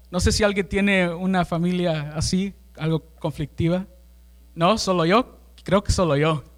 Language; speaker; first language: Spanish; early bilingual, heritage; Spanish